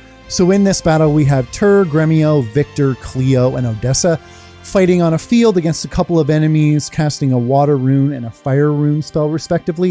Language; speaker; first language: English; native; English